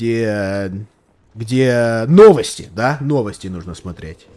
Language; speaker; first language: Russian; non-native, learner; English